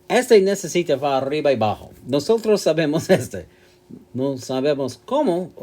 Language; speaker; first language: Spanish; non-native, learner; English